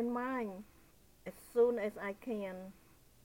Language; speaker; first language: English; non-native, fluent; Khmer